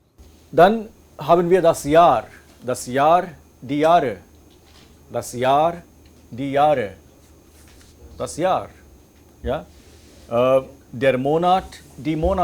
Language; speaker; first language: German; non-native, fluent; English